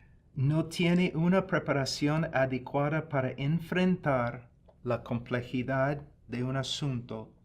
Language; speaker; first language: Spanish; non-native, fluent; English